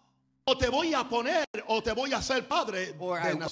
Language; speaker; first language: Spanish; native; Spanish